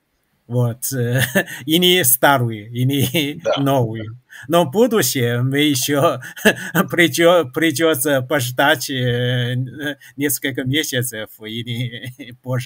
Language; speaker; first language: Russian; non-native, fluent; Chinese